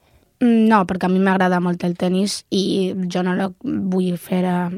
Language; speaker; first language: Catalan; non-native, local second language; Spanish